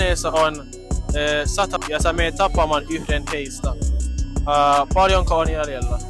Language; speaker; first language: Finnish; non-native, learner; English